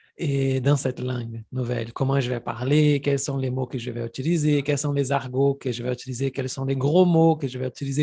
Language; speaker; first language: French; non-native, fluent; Portuguese